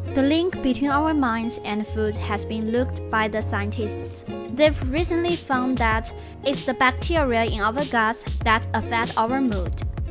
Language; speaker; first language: English; non-native, fluent; Chinese